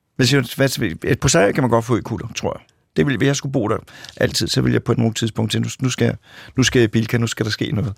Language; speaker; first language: Danish; native; Danish